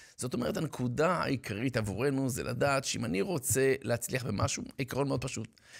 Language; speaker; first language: Hebrew; native; Hebrew